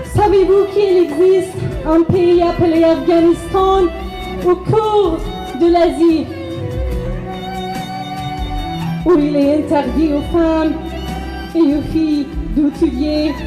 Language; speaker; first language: French; non-native, learner; Persian